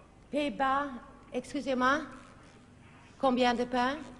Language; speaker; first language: French; non-native, fluent; Swedish